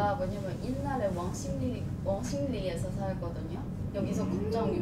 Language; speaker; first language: Korean; non-native, learner; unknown